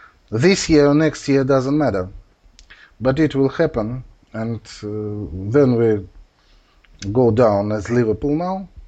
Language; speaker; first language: English; non-native, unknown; Russian